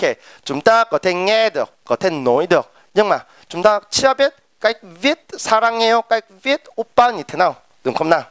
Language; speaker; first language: Vietnamese; non-native, fluent; Korean